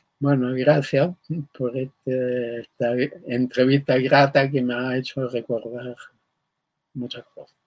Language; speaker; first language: Spanish; early bilingual, other home language; German